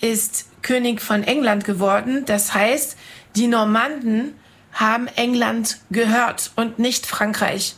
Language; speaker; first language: German; non-native, fluent; French